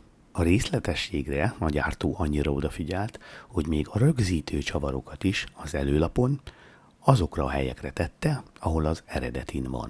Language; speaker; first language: Hungarian; native; Hungarian